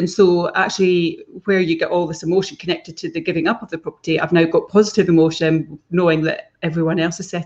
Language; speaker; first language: English; native; English